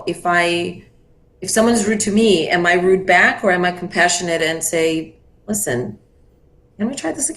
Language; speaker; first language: English; non-native, fluent; Portuguese